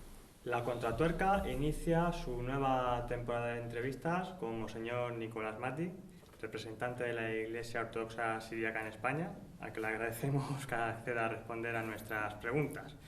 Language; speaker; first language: Spanish; native; Spanish